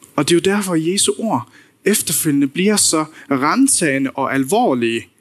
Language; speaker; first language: Danish; non-native, local second language; Faroese